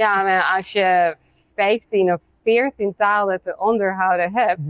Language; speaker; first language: Dutch; non-native, fluent; Polish